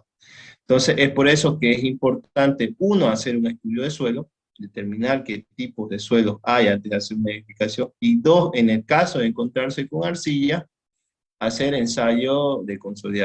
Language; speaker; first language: Spanish; native; Spanish